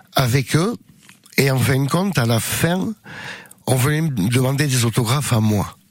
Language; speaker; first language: French; native; French